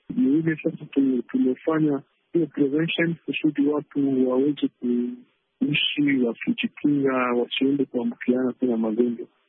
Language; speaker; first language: Swahili; native; Swahili